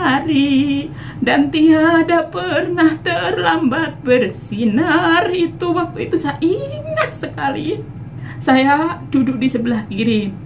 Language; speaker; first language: Indonesian; non-native, local second language; Javanese